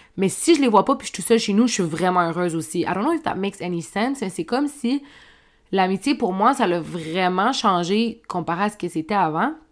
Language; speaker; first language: French; native; French